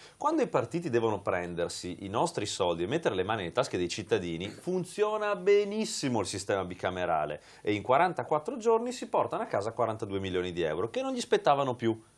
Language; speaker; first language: Italian; native; Italian